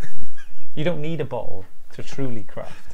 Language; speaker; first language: English; native; English